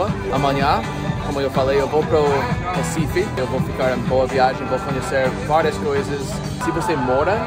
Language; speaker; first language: Portuguese; non-native, fluent; English